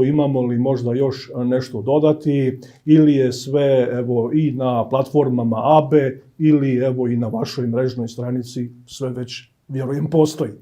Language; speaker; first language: Bosnian; native; Bosnian